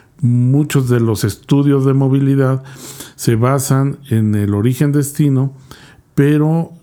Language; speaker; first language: Spanish; native; Spanish